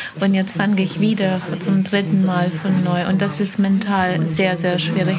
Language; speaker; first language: German; non-native, fluent; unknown